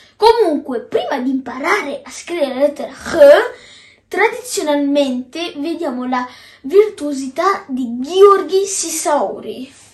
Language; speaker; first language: Italian; non-native, learner; Georgian